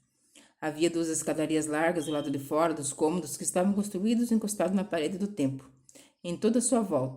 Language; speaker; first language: Portuguese; native; Portuguese